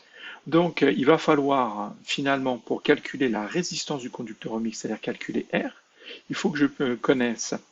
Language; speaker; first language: French; native; French